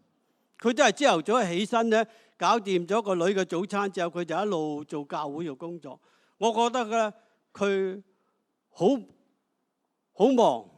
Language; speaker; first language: Cantonese; native; Cantonese